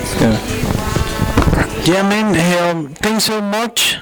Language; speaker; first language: English; non-native, learner; Spanish